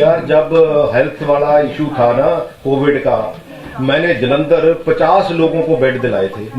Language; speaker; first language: Hindi; non-native, local second language; Punjabi